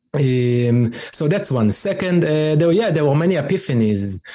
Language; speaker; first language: English; non-native, fluent; Hebrew